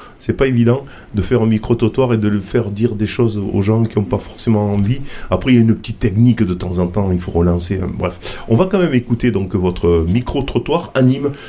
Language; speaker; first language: French; native; French